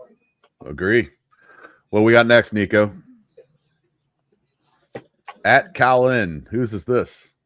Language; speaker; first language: English; native; English